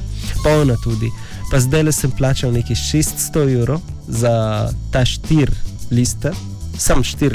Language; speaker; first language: Slovenian; non-native, learner; Arabic